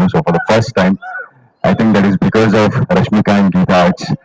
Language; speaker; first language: Telugu; non-native, fluent; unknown